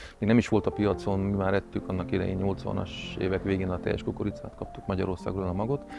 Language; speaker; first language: Hungarian; native; Hungarian